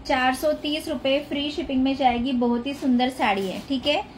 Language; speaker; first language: Hindi; non-native, local second language; Marathi